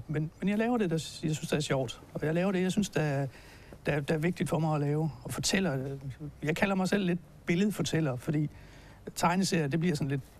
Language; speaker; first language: Danish; native; Danish